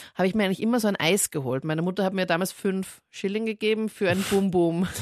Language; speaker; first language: German; native; German